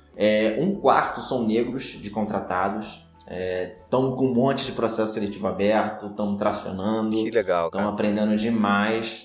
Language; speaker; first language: Portuguese; native; Portuguese